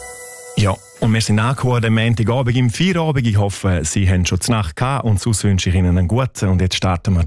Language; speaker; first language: German; native; German